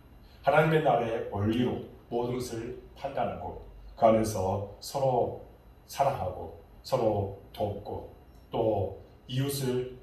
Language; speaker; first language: Korean; native; Korean